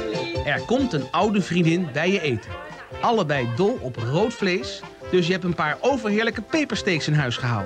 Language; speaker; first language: Dutch; native; Dutch